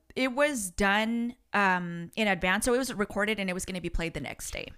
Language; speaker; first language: English; early bilingual, other home language; Spanish